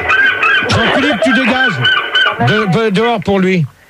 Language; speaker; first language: French; native; French